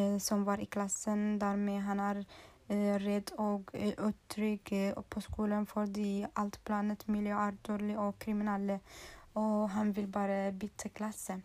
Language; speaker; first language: Swedish; non-native, learner; Norwegian